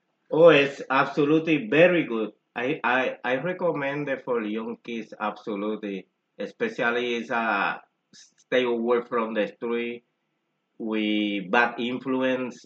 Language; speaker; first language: English; non-native, learner; Spanish